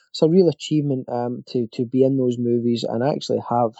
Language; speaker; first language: English; native; English